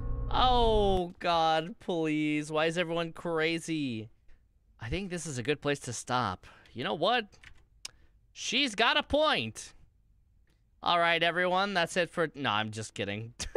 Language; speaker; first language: English; native; English